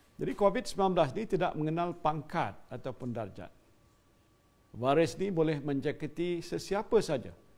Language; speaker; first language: Malay; native; Malay